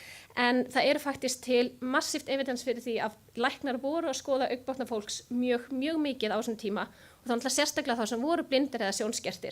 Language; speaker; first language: Icelandic; native; Icelandic